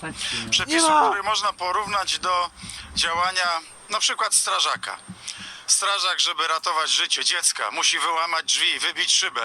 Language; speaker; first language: Polish; native; Polish